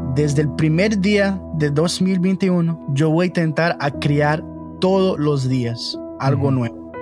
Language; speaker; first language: Spanish; non-native, learner; English